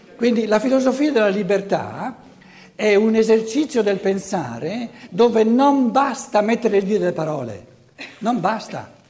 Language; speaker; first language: Italian; native; Italian